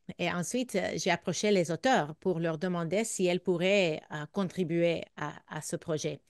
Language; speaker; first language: French; non-native, fluent; English